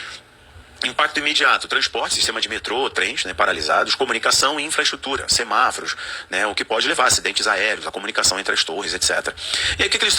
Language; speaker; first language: Portuguese; native; Portuguese